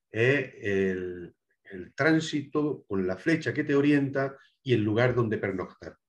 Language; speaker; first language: Spanish; native; Spanish